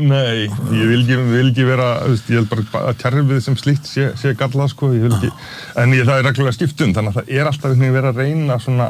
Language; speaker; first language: Icelandic; native; Icelandic